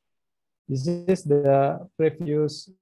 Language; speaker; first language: English; non-native, learner; Indonesian